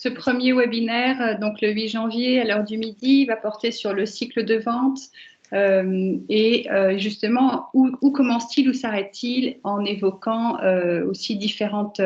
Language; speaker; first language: French; native; French